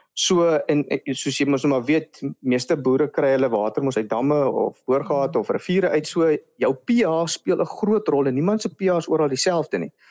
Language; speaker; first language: Afrikaans; native; Afrikaans